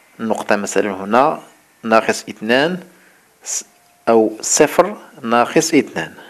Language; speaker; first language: Arabic; native; Arabic